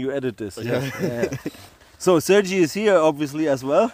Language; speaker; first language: English; non-native, fluent; German